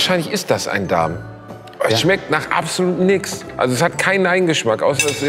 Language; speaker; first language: German; native; German